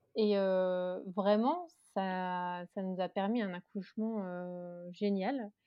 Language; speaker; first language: French; native; French